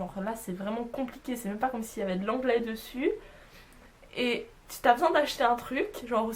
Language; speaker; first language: French; native; French